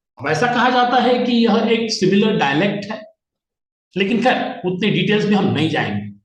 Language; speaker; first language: Hindi; non-native, local second language; Marathi